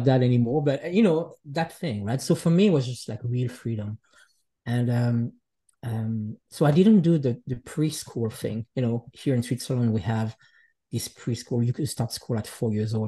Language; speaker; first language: English; non-native, fluent; French